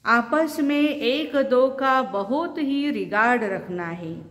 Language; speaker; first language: Hindi; non-native, local second language; Marathi